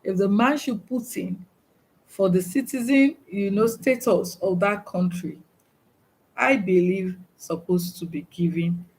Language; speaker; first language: English; non-native, local second language; Yoruba